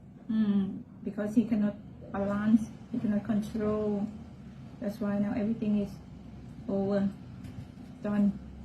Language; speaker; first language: English; non-native, learner; Thai